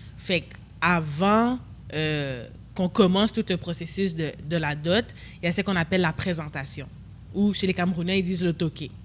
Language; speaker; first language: French; early bilingual, other home language; Lingala